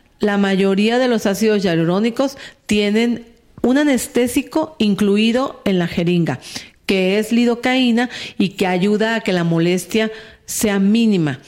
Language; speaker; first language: Spanish; native; Spanish